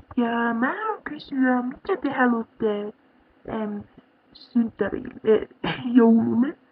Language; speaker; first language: Finnish; early bilingual, heritage; German